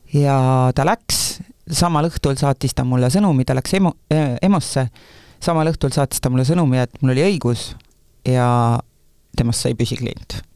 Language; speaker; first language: Estonian; native; Estonian